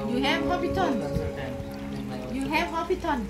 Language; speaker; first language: English; non-native, learner; Thai